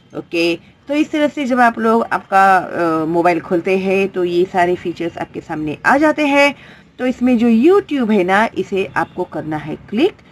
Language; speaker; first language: Hindi; non-native, local second language; Marathi